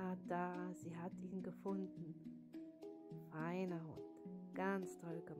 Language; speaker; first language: German; native; German